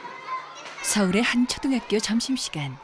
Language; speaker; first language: Korean; native; Korean